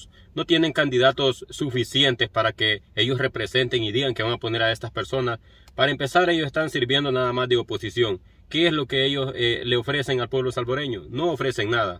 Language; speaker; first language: Spanish; native; Spanish